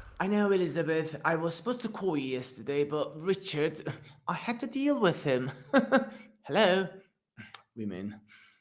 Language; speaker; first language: English; non-native, fluent; Turkish